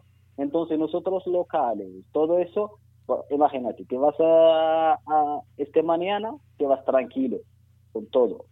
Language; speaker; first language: Spanish; non-native, learner; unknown